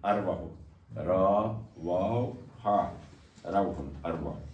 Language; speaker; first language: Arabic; non-native, fluent; Urdu